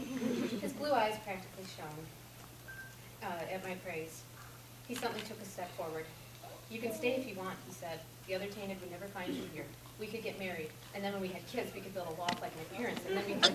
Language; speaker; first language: English; native; English